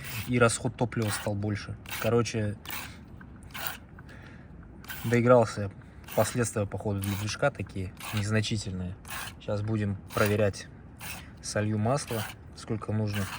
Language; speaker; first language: Russian; native; Russian